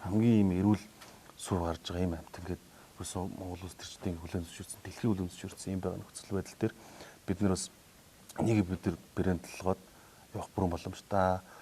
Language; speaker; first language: Mongolian; native; Mongolian